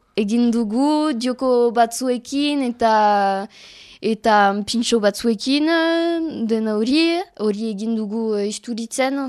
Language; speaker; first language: Basque; non-native, learner; French